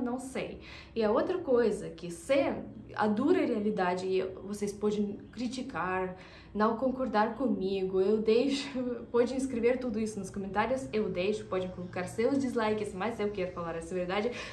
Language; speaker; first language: Portuguese; non-native, fluent; Russian